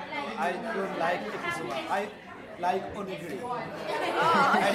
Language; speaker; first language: English; non-native, learner; Bangla